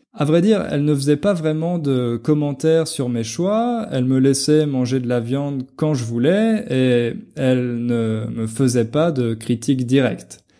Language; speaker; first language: French; native; French